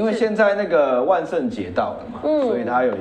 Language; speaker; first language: Chinese; native; Chinese